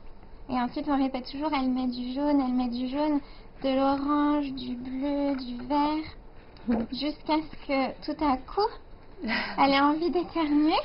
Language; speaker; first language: French; native; French